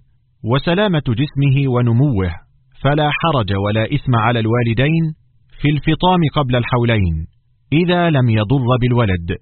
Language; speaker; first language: Arabic; native; Arabic